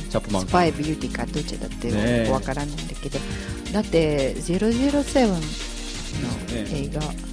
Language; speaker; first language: Japanese; non-native, fluent; Russian